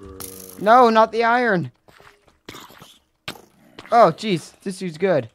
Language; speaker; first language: English; native; English